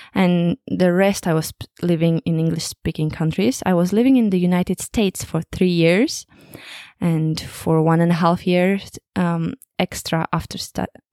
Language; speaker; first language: English; non-native, fluent; Kazakh